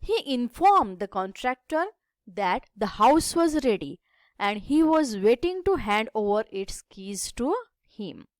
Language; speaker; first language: English; non-native, local second language; Marathi